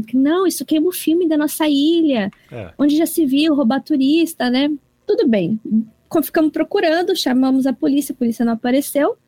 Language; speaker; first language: Portuguese; early bilingual, heritage; Japanese